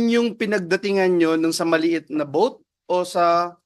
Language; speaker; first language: Filipino; native; Filipino